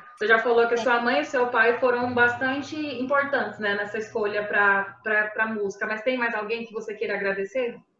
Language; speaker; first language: Portuguese; native; Portuguese